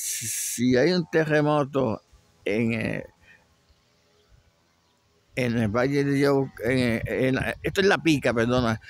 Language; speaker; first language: Spanish; native; Spanish